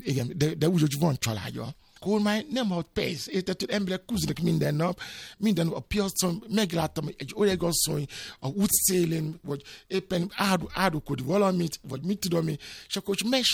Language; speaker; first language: Hungarian; non-native, fluent; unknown